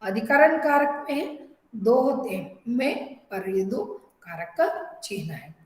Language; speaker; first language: Hindi; non-native, local second language; Telugu